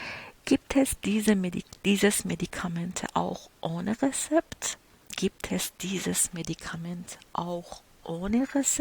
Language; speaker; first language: German; non-native, fluent; Persian